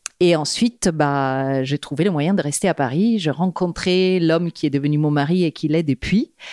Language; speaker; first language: French; non-native, fluent; Italian